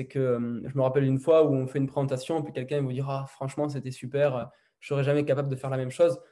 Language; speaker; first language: French; native; French